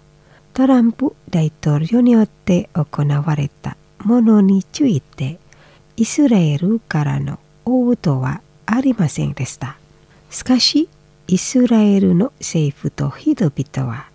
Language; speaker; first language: Japanese; non-native, fluent; Indonesian